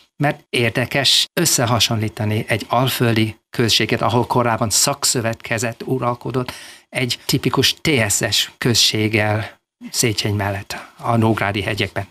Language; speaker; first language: Hungarian; non-native, fluent; English